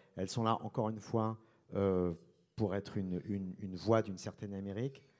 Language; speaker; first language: French; native; French